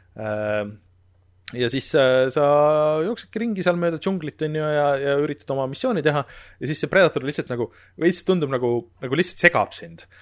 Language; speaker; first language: Estonian; native; Estonian